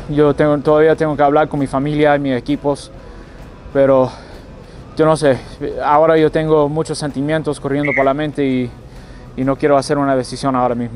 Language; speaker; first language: Spanish; early bilingual, heritage; Spanish